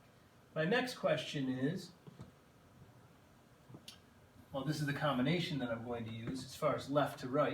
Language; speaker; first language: English; native; English